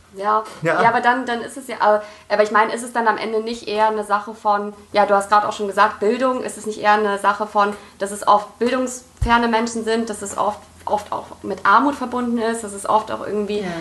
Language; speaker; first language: German; native; German